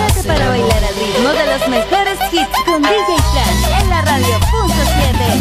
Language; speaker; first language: Spanish; native; Spanish